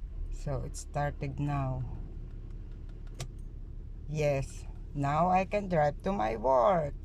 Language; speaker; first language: English; non-native, local second language; Filipino